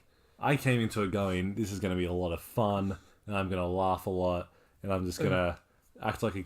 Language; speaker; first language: English; native; English